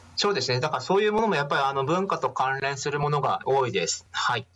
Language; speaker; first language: Japanese; native; Japanese